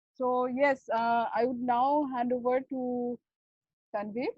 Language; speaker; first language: English; non-native, local second language; Assamese